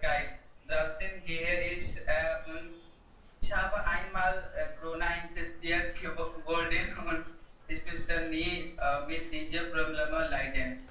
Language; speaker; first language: German; non-native, learner; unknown